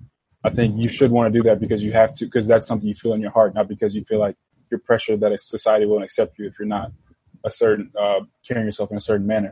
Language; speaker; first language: English; native; English